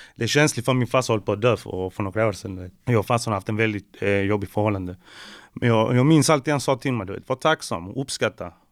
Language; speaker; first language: Swedish; early bilingual, other home language; Spanish